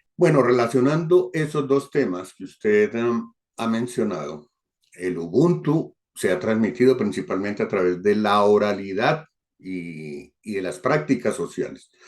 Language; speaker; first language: Spanish; native; Spanish